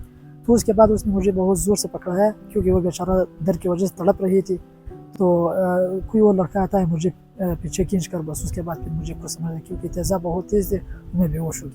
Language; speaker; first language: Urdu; non-native, local second language; Pashto